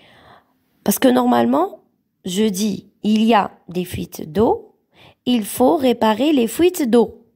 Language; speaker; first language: French; non-native, local second language; Arabic